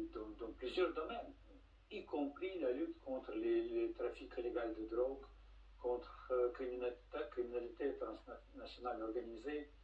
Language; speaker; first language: French; non-native, fluent; Russian